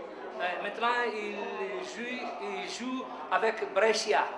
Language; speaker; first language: French; non-native, learner; Italian